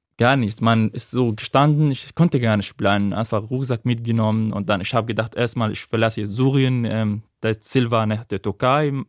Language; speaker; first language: German; non-native, fluent; Arabic